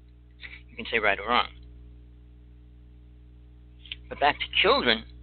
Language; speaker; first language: English; native; English